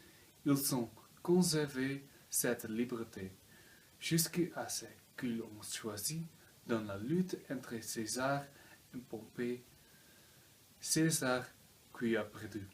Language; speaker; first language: French; non-native, learner; Dutch